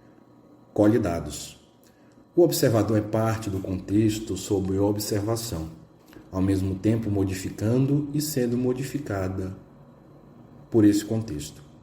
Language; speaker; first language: Portuguese; native; Portuguese